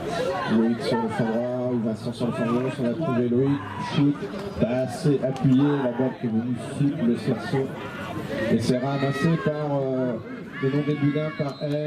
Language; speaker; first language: French; native; French